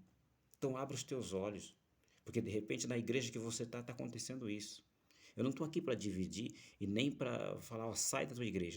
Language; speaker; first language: Portuguese; native; Portuguese